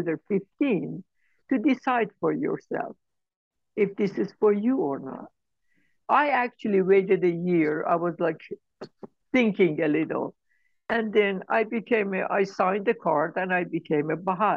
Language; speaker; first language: English; non-native, fluent; Persian